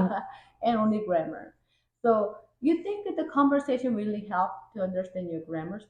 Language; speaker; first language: English; non-native, fluent; Korean